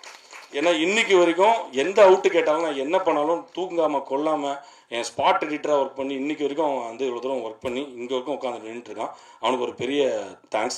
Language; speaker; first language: Tamil; native; Tamil